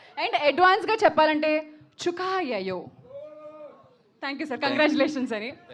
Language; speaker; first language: Telugu; native; Telugu